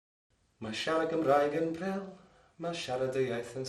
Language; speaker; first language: Welsh; non-native, local second language; English